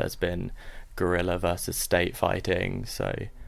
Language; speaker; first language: English; native; English